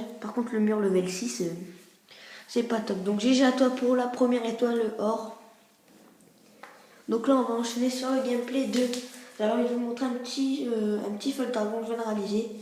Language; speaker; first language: French; native; French